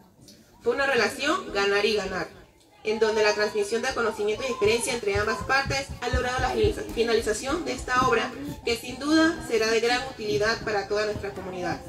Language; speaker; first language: Spanish; native; Spanish